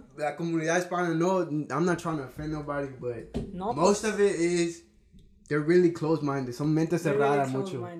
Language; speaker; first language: Spanish; early bilingual, heritage; Spanish